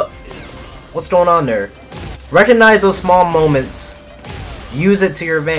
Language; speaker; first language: English; native; English